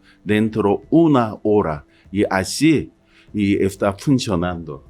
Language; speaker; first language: Spanish; non-native, learner; Korean